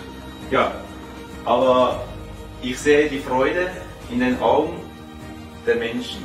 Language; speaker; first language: German; non-native, learner; Armenian